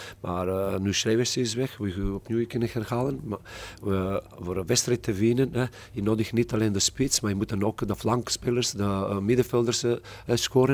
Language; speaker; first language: Dutch; non-native, fluent; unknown